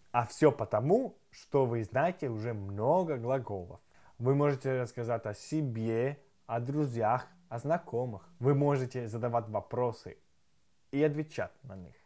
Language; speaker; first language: Russian; non-native, fluent; Italian